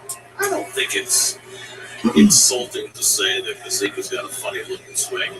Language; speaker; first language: English; native; English